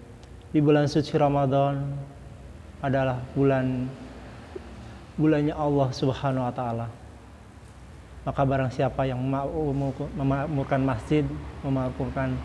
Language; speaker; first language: Indonesian; native; Indonesian